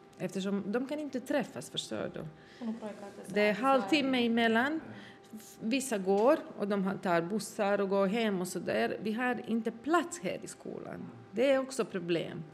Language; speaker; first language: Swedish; non-native, fluent; Bosnian